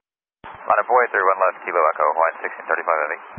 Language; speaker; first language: English; native; English